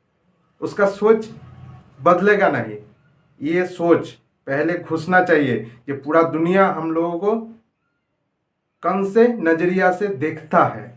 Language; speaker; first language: Hindi; non-native, local second language; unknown